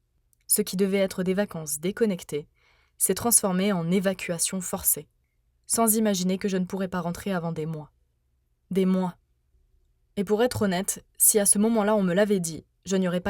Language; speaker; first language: French; native; French